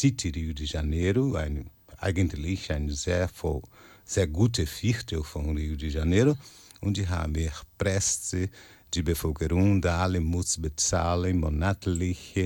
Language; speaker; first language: German; non-native, fluent; Portuguese